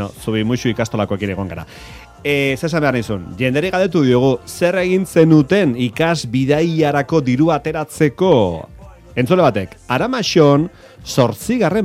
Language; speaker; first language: Basque; native; Basque